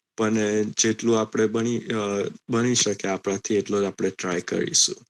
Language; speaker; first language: Gujarati; early bilingual, heritage; Gujarati